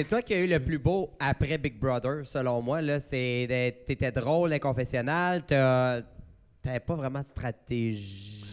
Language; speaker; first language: French; native; French